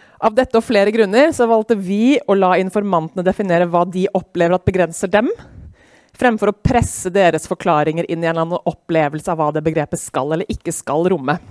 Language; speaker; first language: Norwegian; native; Norwegian